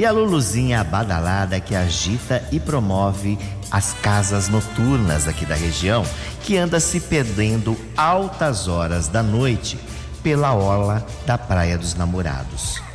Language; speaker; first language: Portuguese; native; Portuguese